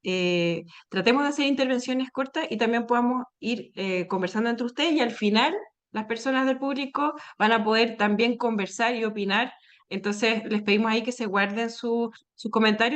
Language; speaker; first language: Spanish; native; Spanish